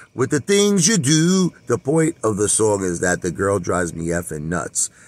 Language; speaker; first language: English; native; English